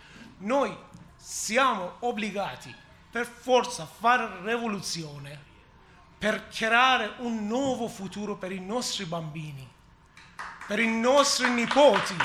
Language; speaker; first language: Italian; non-native, learner; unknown